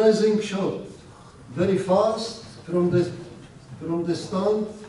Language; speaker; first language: English; non-native, learner; Czech